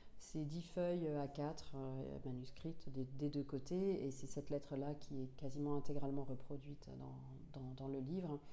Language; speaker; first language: French; non-native, local second language; Finnish